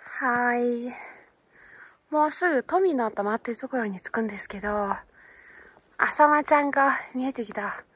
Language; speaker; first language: Japanese; non-native, fluent; Russian